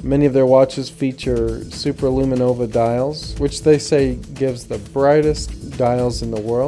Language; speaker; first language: English; native; English